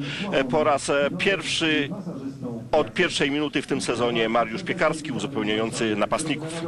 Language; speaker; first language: Polish; native; Polish